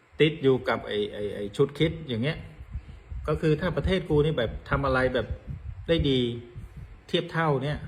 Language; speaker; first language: Thai; non-native, fluent; Khmer